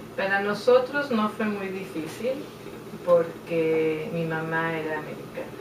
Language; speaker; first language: Spanish; native; Spanish